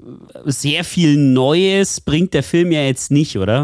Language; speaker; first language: German; native; German